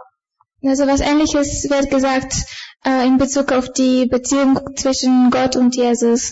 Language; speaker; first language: German; non-native, fluent; Bulgarian